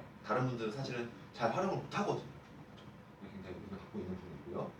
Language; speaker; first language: Korean; native; Korean